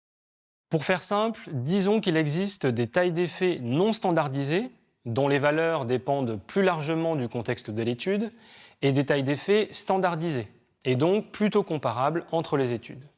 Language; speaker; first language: French; native; French